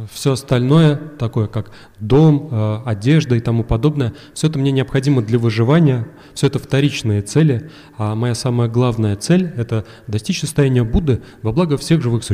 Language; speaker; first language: Russian; native; Russian